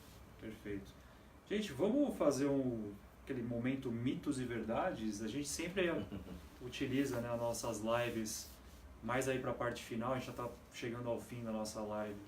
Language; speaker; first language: Portuguese; native; Portuguese